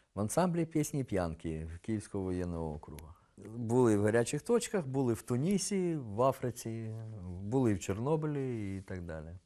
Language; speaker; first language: Ukrainian; native; Ukrainian